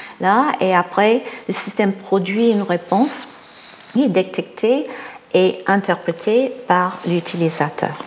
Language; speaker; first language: French; non-native, fluent; English